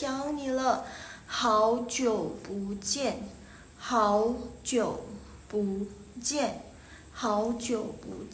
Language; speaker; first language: Chinese; non-native, fluent; Indonesian